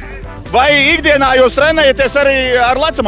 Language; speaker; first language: Latvian; native; Latvian